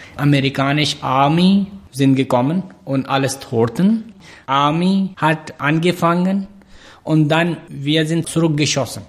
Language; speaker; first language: German; non-native, learner; Pashto